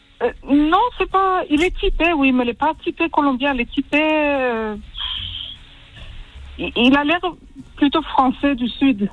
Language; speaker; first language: French; early bilingual, heritage; French